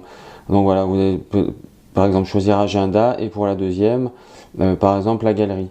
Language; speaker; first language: French; native; French